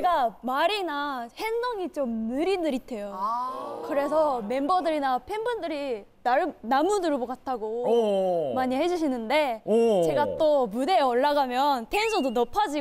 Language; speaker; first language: Korean; non-native, fluent; Japanese